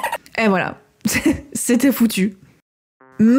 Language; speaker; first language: French; native; French